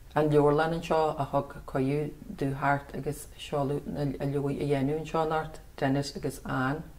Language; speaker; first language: Irish; native; Irish